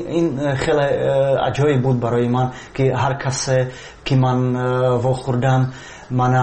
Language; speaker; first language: Persian; non-native, fluent; Czech